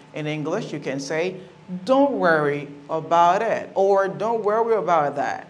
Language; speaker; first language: English; non-native, fluent; Haitian Creole